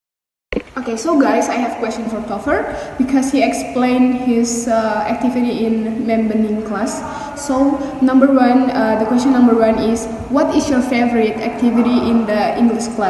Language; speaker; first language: English; non-native, learner; Indonesian